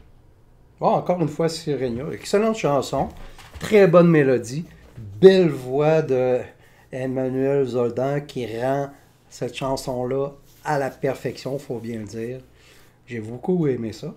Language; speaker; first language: French; native; French